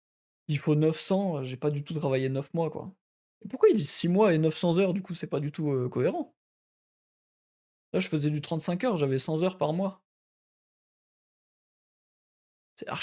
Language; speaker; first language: French; native; French